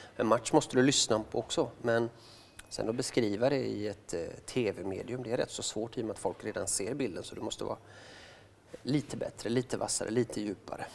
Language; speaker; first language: Swedish; early bilingual, other home language; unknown